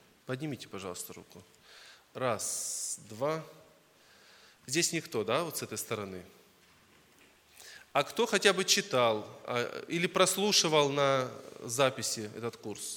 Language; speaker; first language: Russian; native; Russian